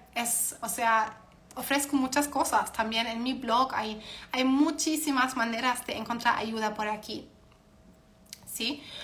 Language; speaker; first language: Spanish; non-native, fluent; German